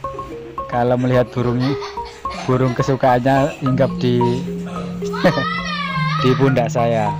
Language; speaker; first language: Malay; non-native, local second language; Javanese